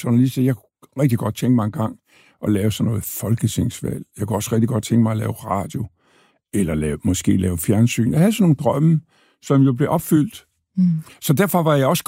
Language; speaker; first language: Danish; native; Danish